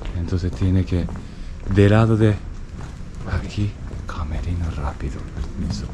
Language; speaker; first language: Spanish; non-native, learner; Japanese